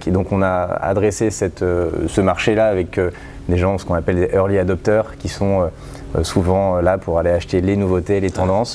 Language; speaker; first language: French; native; French